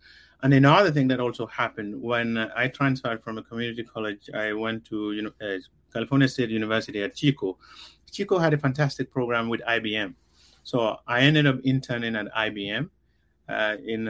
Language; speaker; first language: English; non-native, local second language; Mandingo